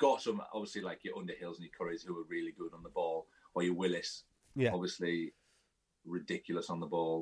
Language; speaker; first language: English; native; English